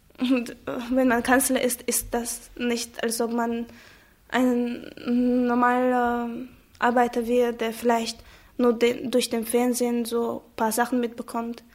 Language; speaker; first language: German; non-native, fluent; Chechen